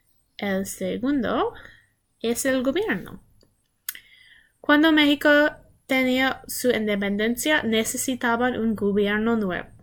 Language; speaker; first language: Spanish; non-native, learner; English